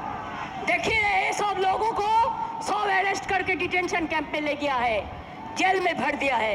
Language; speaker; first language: Hindi; non-native, local second language; Bangla